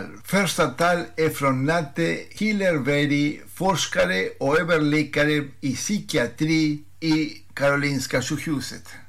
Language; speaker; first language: Swedish; non-native, fluent; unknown